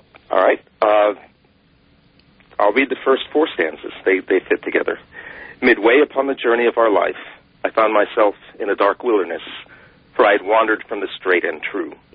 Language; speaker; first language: English; native; English